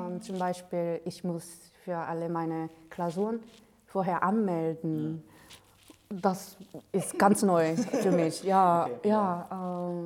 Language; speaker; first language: German; non-native, learner; Korean